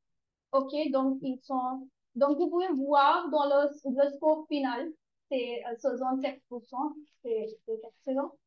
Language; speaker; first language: French; non-native, learner; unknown